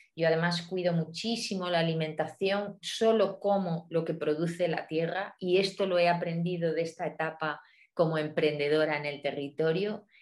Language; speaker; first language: Spanish; native; Spanish